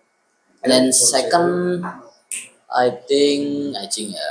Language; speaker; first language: English; non-native, learner; Indonesian